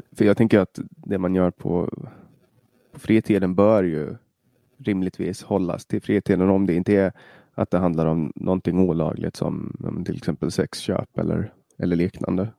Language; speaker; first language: Swedish; native; Swedish